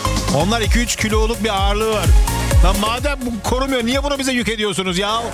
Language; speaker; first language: Turkish; early bilingual, other home language; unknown